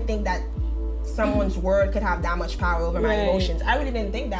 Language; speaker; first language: English; non-native, fluent; French